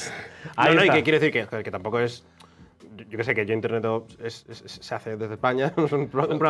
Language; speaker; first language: Spanish; native; Spanish